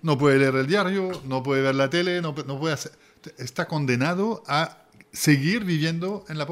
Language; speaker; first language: Spanish; native; Spanish